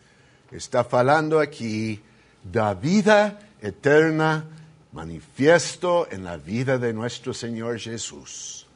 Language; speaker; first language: Spanish; non-native, fluent; English